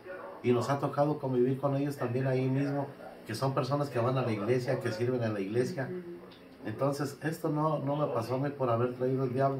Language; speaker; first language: Spanish; native; Spanish